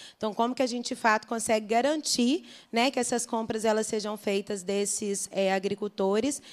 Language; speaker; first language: Portuguese; native; Portuguese